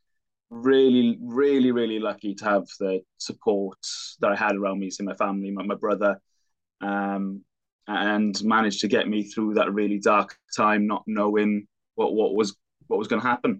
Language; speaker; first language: English; native; English